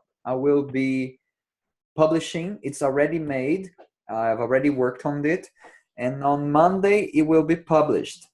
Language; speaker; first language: English; non-native, fluent; Portuguese